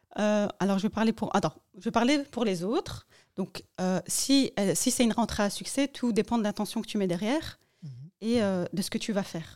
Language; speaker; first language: French; early bilingual, other home language; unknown